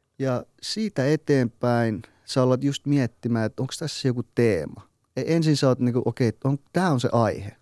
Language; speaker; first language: Finnish; early bilingual, other home language; Persian